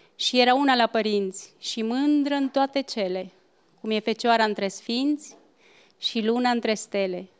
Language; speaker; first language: Spanish; non-native, fluent; Romanian